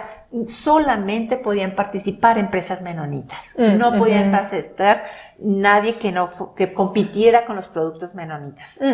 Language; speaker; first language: Spanish; non-native, local second language; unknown